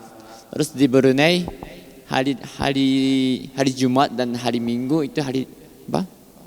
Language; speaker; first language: Indonesian; non-native, fluent; Japanese